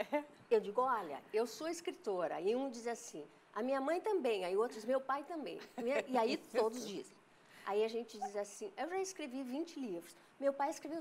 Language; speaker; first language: Portuguese; native; Portuguese